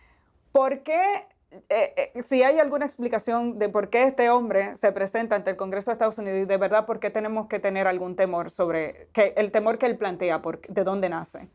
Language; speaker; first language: Spanish; native; Spanish